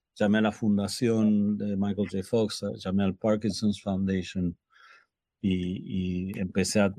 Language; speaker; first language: Spanish; native; Spanish